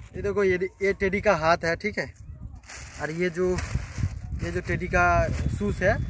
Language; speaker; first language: Hindi; non-native, local second language; Bangla